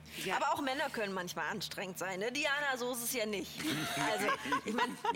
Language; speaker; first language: German; native; German